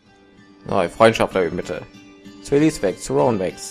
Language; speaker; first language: German; native; German